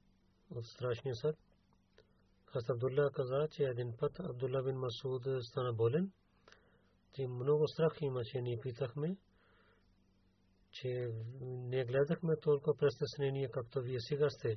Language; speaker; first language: Bulgarian; non-native, learner; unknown